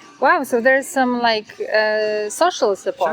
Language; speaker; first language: English; non-native, fluent; Polish